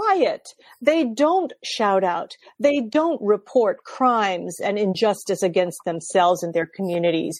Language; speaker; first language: English; native; English